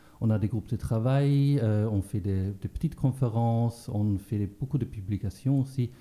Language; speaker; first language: French; non-native, local second language; Luxembourgish